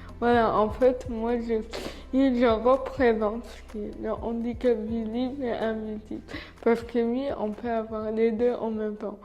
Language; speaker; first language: French; early bilingual, other home language; Arabic